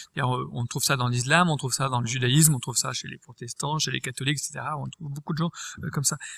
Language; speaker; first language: French; native; French